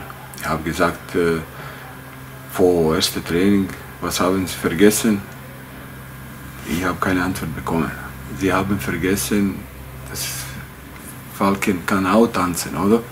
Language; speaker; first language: German; non-native, fluent; Bosnian